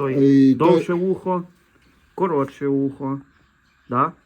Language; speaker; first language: Polish; non-native, learner; Ukrainian